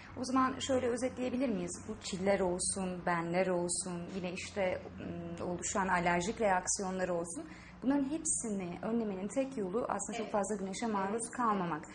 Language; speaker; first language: Turkish; native; Turkish